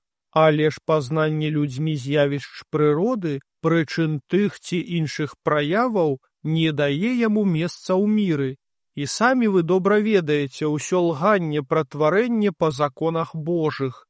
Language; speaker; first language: Belarusian; native; Belarusian